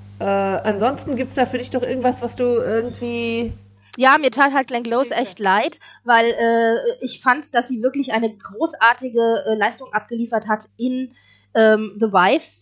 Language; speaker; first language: German; native; German